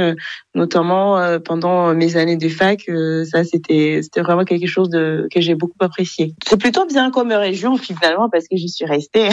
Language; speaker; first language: French; non-native, local second language; Kinyarwanda